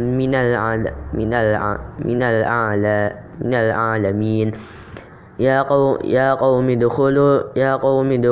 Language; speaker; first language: Arabic; non-native, learner; Indonesian